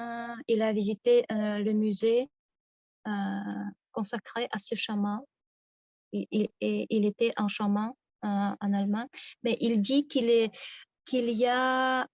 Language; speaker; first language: French; non-native, fluent; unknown